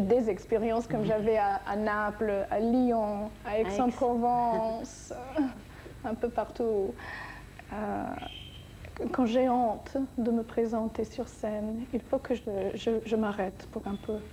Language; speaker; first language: French; non-native, fluent; English